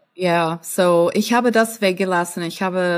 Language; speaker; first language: German; non-native, fluent; English